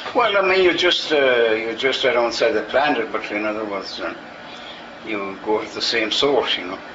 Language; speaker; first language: English; native; English